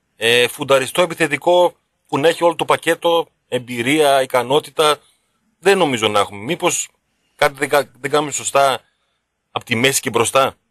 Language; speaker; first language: Greek; native; Greek